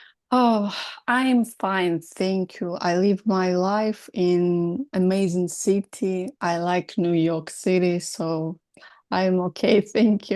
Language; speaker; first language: English; non-native, learner; Russian